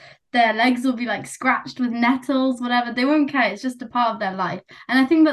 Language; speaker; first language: English; non-native, local second language; Nepali